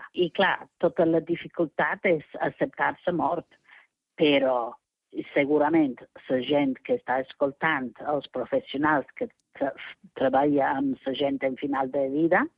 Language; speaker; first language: Catalan; non-native, fluent; English